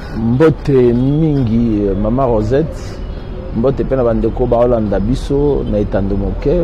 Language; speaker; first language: Lingala; native; Lingala